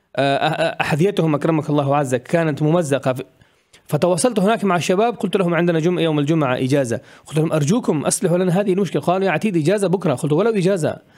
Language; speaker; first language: Arabic; non-native, fluent; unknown